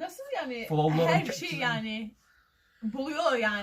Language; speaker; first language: Turkish; non-native, learner; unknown